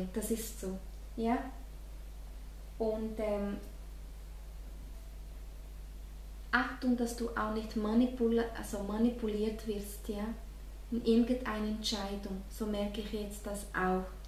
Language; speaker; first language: German; non-native, fluent; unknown